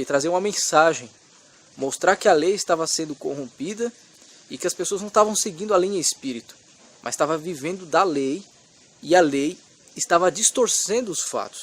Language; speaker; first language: Portuguese; native; Portuguese